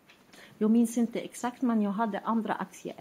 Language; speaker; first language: Swedish; non-native, fluent; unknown